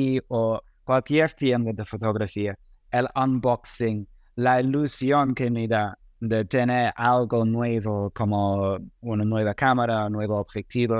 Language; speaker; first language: Spanish; non-native, fluent; English